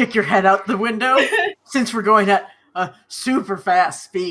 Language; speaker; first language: English; native; English